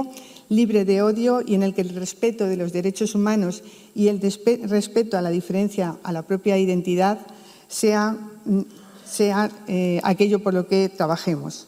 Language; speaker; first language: Spanish; native; Spanish